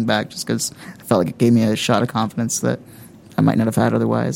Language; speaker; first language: English; native; English